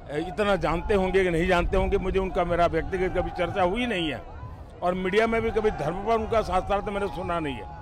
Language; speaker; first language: Hindi; non-native, local second language; Gujarati